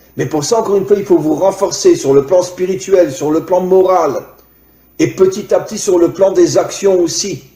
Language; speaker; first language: French; native; French